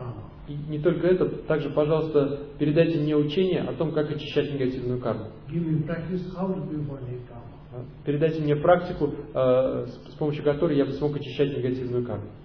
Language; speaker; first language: Russian; native; Russian